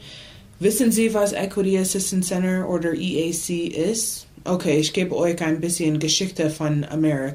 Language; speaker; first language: German; non-native, learner; English